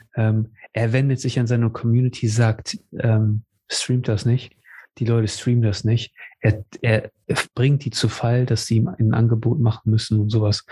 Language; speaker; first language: German; native; German